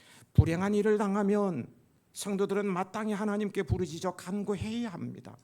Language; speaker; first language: Korean; native; Korean